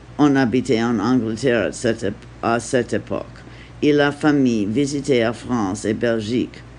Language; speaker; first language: French; non-native, learner; English